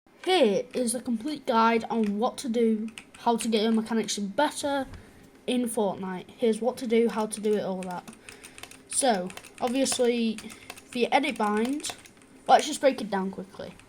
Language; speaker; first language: English; native; English